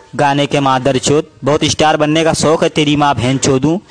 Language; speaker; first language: Hindi; native; Hindi